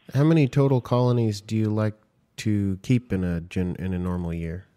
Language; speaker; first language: English; native; English